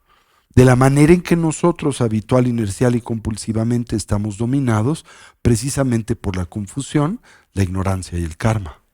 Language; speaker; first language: Spanish; native; Spanish